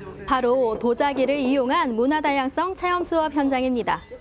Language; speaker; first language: Korean; native; Korean